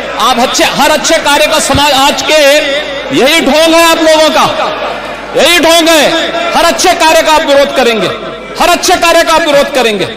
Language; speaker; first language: Hindi; native; Hindi